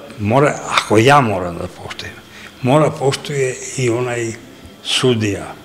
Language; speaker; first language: Serbian; native; Serbian